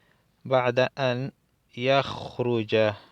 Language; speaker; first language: Arabic; non-native, fluent; Spanish